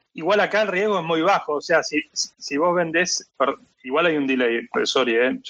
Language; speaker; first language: Spanish; native; Spanish